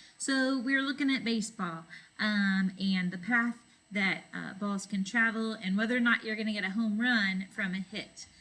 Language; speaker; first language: English; native; English